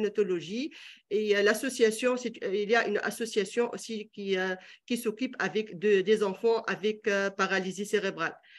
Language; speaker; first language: French; non-native, local second language; Arabic